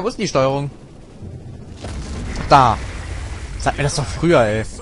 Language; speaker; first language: German; native; German